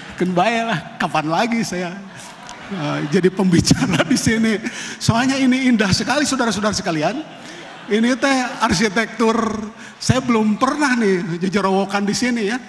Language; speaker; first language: Indonesian; non-native, local second language; Sundanese